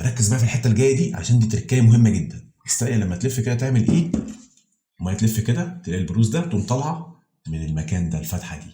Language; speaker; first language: Arabic; native; Arabic